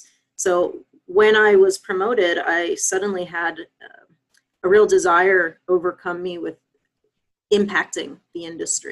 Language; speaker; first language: English; native; English